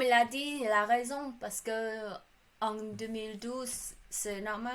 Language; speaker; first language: French; non-native, learner; Khmer